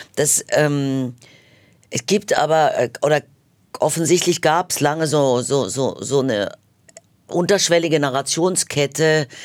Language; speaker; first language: German; native; German